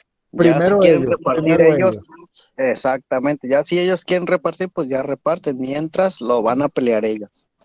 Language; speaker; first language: Spanish; native; Spanish